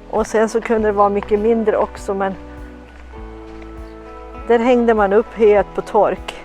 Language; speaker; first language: Swedish; native; Swedish